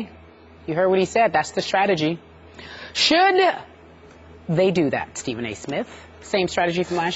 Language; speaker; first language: English; native; English